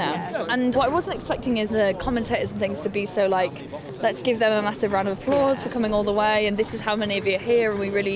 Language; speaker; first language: English; native; English